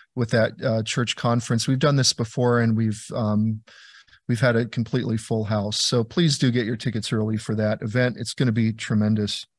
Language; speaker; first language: English; native; English